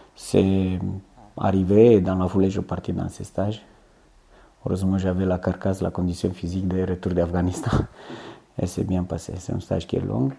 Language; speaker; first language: French; non-native, fluent; Romanian